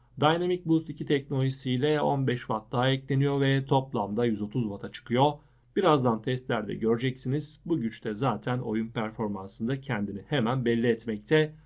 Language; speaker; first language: Turkish; native; Turkish